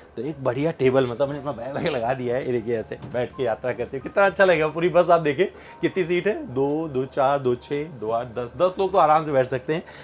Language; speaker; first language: Hindi; native; Hindi